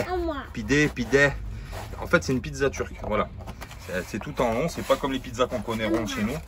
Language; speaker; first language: French; native; French